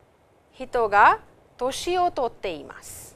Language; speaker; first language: Japanese; non-native, fluent; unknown